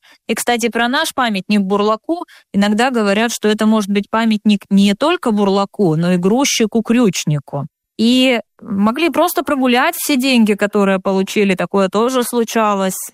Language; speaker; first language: Russian; native; Russian